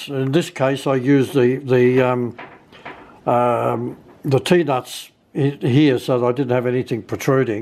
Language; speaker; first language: English; native; English